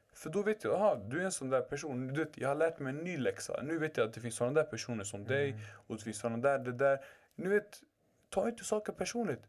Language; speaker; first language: Swedish; early bilingual, other home language; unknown